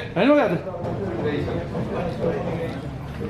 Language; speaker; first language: Spanish; native; Spanish